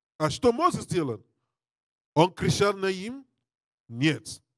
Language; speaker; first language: Russian; non-native, learner; English